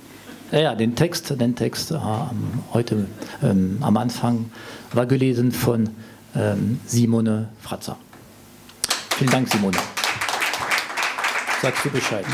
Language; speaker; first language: German; non-native, fluent; French